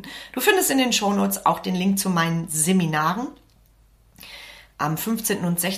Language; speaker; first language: German; native; German